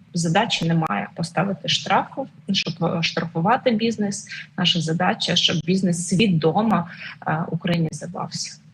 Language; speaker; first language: Ukrainian; non-native, local second language; Russian